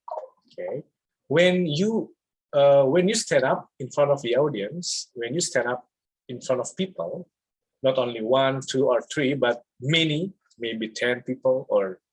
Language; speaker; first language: English; non-native, fluent; Indonesian